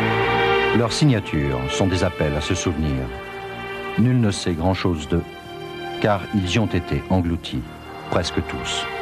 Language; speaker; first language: French; native; French